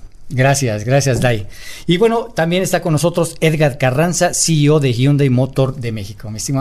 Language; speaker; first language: Spanish; native; Spanish